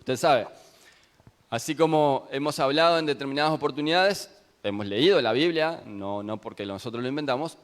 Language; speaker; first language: Spanish; native; Spanish